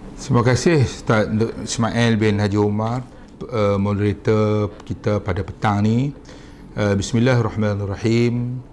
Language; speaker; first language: Malay; native; Malay